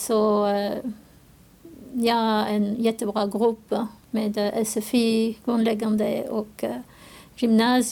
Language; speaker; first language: Swedish; non-native, fluent; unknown